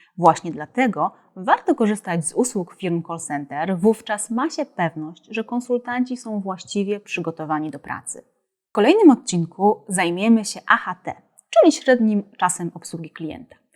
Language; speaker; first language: Polish; native; Polish